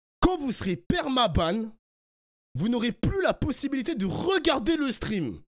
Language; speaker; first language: French; early bilingual, other home language; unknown